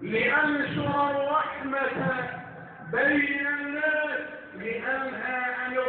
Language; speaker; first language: Arabic; native; Arabic